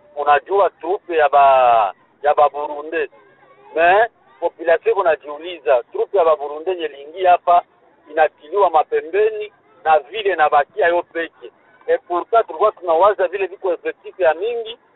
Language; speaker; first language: Swahili; native; Swahili